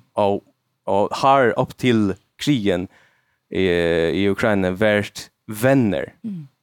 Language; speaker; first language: Swedish; non-native, learner; Faroese